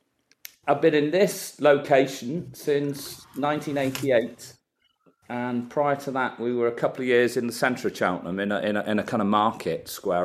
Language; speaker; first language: English; native; English